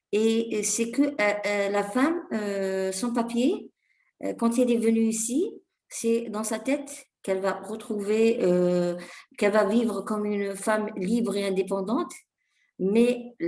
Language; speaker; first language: French; non-native, fluent; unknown